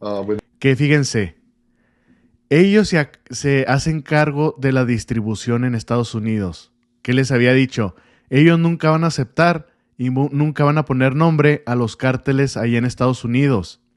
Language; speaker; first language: Spanish; native; Spanish